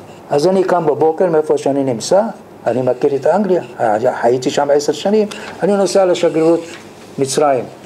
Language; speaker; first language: Hebrew; non-native, fluent; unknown